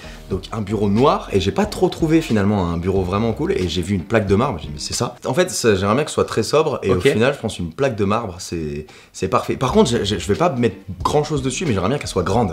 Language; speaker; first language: French; native; French